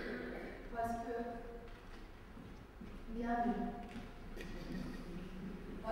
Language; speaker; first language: French; non-native, fluent; Turkish